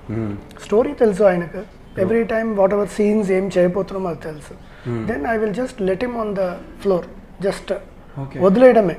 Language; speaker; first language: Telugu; non-native, learner; Tamil